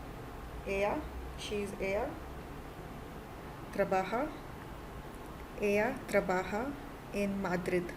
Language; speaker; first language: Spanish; non-native, fluent; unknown